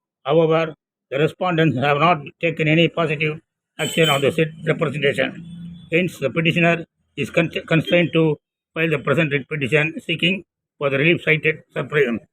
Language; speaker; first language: English; non-native, local second language; Tamil